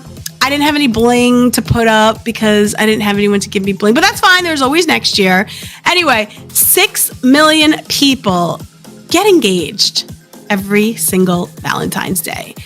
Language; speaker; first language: English; native; English